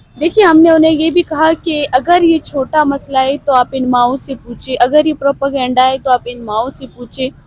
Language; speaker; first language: Urdu; non-native, local second language; Baluchi